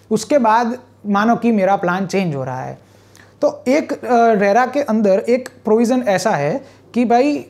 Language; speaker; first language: Hindi; non-native, local second language; Gujarati